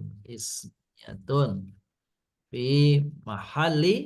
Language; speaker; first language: Arabic; non-native, fluent; Indonesian